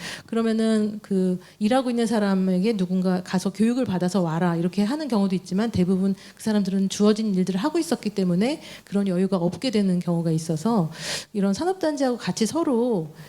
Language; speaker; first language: Korean; native; Korean